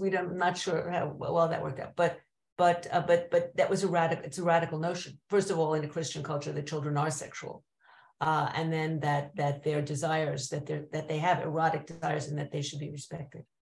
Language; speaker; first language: English; native; English